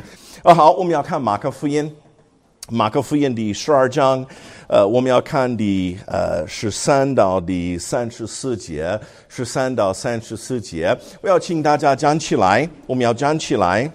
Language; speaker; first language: Chinese; non-native, fluent; English